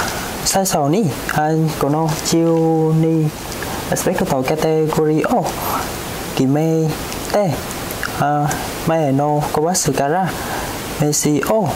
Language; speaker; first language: Japanese; non-native, fluent; Vietnamese